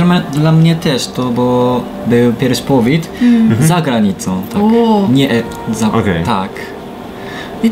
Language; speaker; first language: Polish; non-native, learner; Japanese